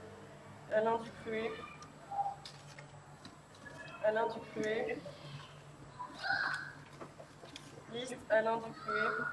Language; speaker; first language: French; native; French